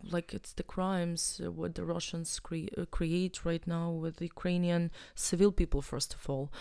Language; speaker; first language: English; non-native, learner; Ukrainian